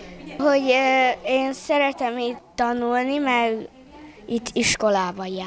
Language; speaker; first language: Hungarian; early bilingual, other home language; Chinese